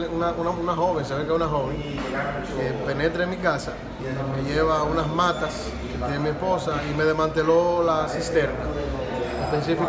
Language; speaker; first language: Spanish; native; Spanish